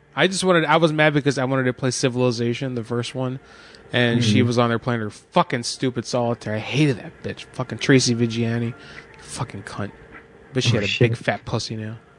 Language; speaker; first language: English; early bilingual, other home language; Spanish